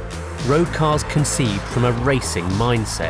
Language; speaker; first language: English; native; English